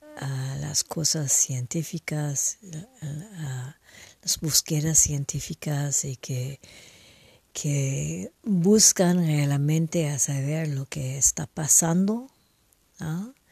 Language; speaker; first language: Spanish; non-native, fluent; French